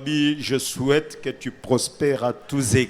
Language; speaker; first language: French; non-native, local second language; Lingala